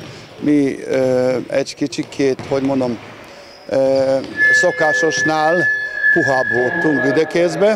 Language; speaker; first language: Hungarian; non-native, learner; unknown